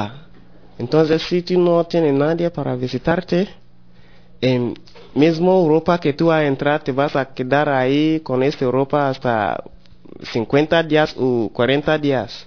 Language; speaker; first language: Spanish; non-native, learner; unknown